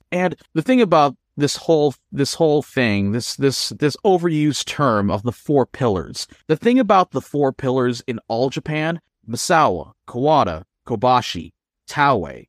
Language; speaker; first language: English; non-native, local second language; Filipino